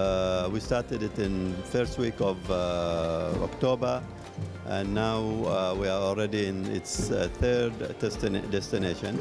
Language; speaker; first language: English; non-native, fluent; Arabic